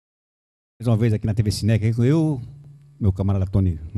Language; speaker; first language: Portuguese; native; Portuguese